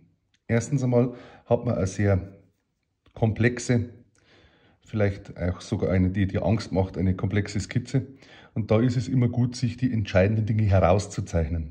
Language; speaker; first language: German; native; German